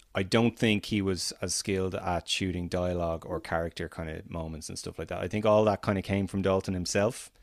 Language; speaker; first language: English; native; English